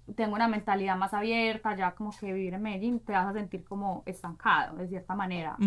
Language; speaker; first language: Spanish; native; Spanish